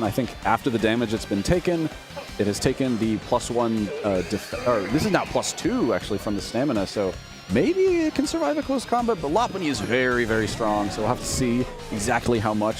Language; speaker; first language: English; native; English